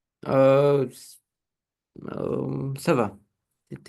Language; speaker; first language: French; non-native, learner; Romanian